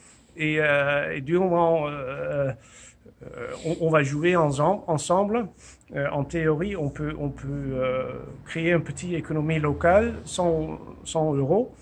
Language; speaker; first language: French; non-native, fluent; Dutch